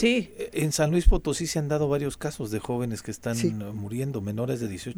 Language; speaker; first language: Spanish; native; Spanish